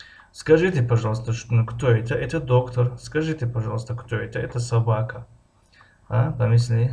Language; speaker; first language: Russian; non-native, fluent; Tajik